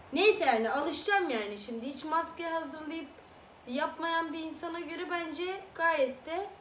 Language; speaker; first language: Turkish; early bilingual, other home language; Azerbaijani